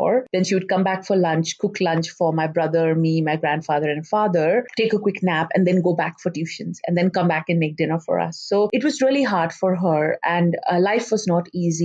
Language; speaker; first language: English; non-native, local second language; Hindi